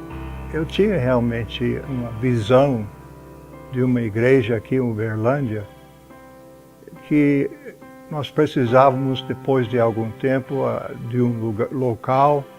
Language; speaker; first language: Portuguese; non-native, fluent; English